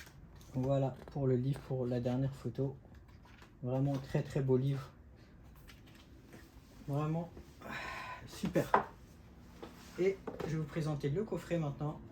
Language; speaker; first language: French; native; French